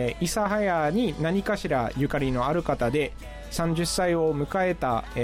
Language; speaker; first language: Japanese; non-native, fluent; Dutch